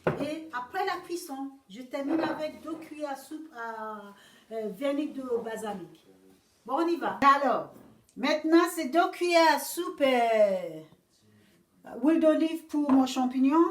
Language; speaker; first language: French; non-native, fluent; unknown